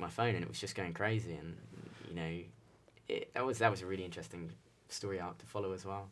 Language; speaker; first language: English; native; English